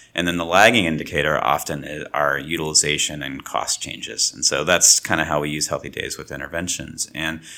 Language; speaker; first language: English; native; English